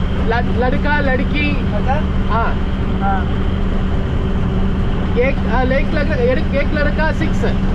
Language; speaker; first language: Hindi; non-native, learner; Tamil